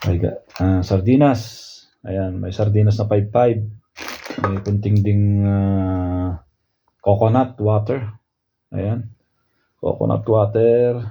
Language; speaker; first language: Filipino; native; Filipino